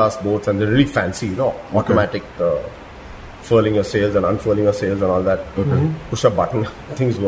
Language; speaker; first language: English; non-native, local second language; Gujarati